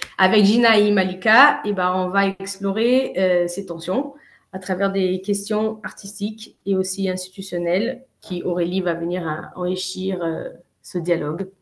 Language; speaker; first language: French; non-native, fluent; Portuguese